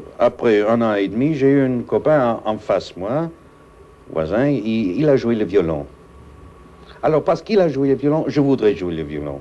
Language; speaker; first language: French; non-native, fluent; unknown